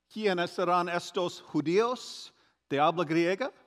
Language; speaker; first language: Spanish; non-native, learner; English